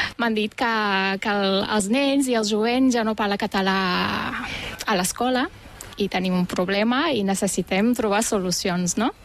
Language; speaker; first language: Catalan; non-native, fluent; Turkish